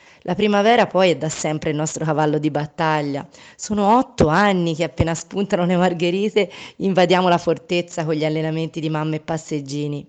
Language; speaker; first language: Italian; native; Italian